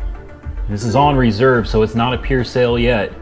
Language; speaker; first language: English; native; English